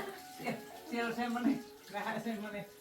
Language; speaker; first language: Finnish; native; Finnish